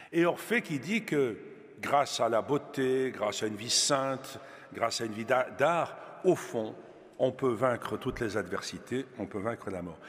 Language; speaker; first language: French; native; French